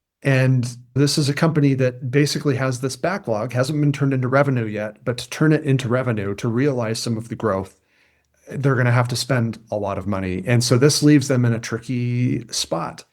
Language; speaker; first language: English; native; English